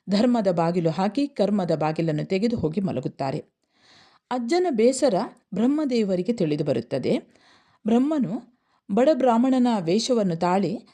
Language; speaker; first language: Kannada; native; Kannada